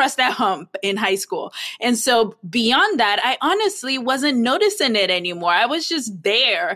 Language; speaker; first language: English; non-native, local second language; Yoruba